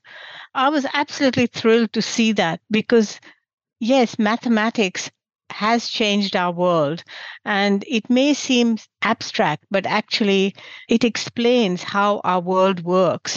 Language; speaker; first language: English; non-native, local second language; Gujarati